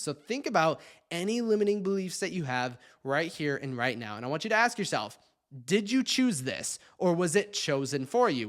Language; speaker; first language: English; native; English